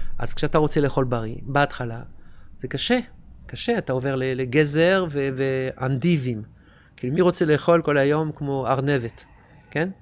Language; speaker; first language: Hebrew; non-native, fluent; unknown